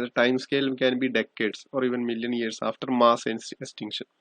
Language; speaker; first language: English; non-native, local second language; Malayalam